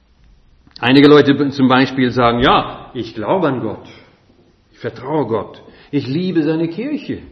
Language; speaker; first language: German; non-native, fluent; English